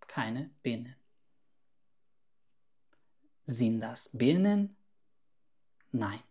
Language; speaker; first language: German; non-native, fluent; Persian